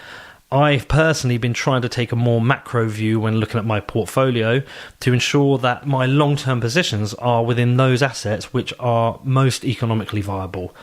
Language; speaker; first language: English; native; English